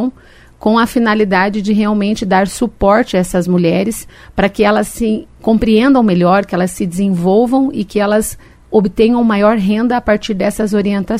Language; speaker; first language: Portuguese; native; Portuguese